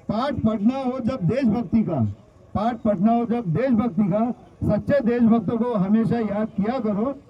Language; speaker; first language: Hindi; non-native, local second language; Marathi